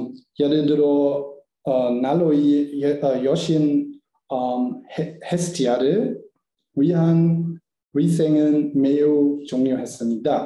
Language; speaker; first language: Korean; non-native, learner; German